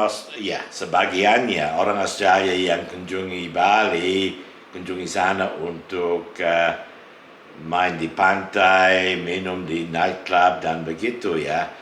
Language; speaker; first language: Indonesian; non-native, fluent; English